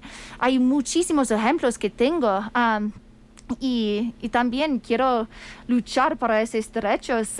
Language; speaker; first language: Spanish; non-native, fluent; English